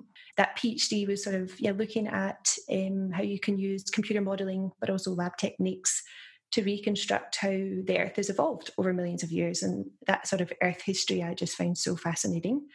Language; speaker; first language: English; native; English